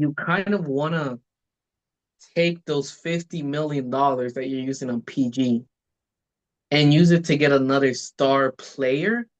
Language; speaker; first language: English; native; English